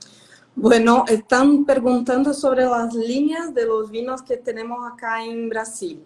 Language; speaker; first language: Spanish; non-native, fluent; Portuguese